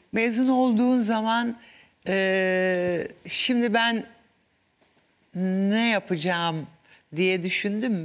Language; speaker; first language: Turkish; native; Turkish